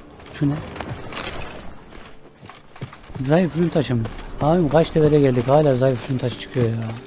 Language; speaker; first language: Turkish; native; Turkish